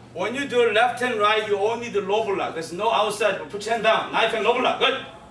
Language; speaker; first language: English; non-native, fluent; Korean